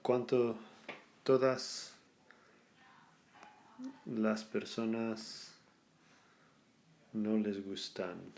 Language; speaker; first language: Spanish; non-native, fluent; English